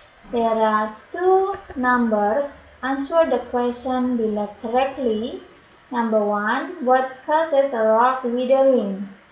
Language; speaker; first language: English; non-native, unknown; Indonesian